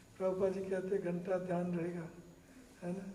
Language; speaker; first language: Hindi; non-native, learner; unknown